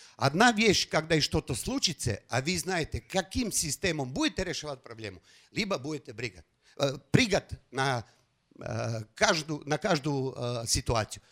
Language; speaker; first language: Russian; non-native, fluent; Slovenian